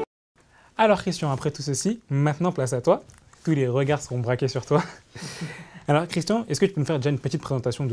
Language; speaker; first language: French; native; French